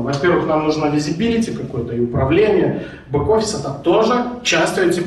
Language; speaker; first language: Russian; native; Russian